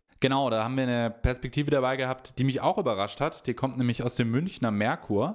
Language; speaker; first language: German; native; German